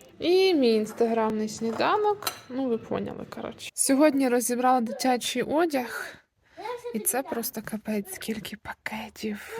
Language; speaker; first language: Ukrainian; native; Ukrainian